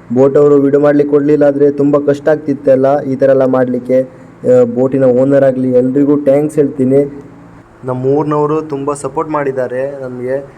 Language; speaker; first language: Kannada; native; Kannada